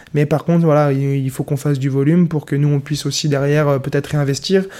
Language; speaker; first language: French; native; French